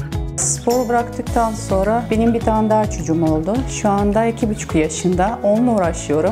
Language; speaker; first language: Turkish; non-native, fluent; Russian